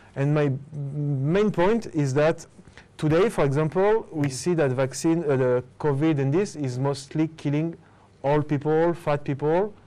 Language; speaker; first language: English; non-native, fluent; French